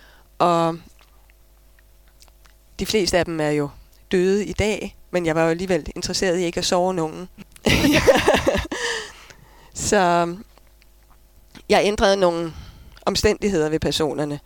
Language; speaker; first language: Danish; native; Danish